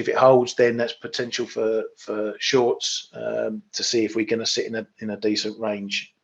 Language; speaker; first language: English; native; English